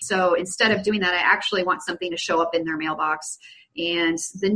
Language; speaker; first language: English; native; English